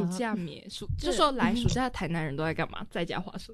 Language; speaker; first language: Chinese; native; Chinese